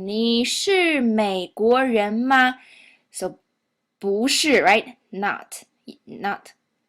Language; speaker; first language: Chinese; non-native, fluent; English